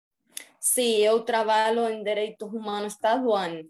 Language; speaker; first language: Portuguese; non-native, fluent; Spanish